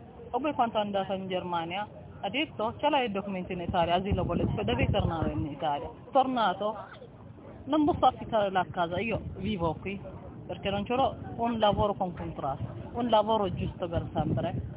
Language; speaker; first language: Italian; non-native, learner; Tigrinya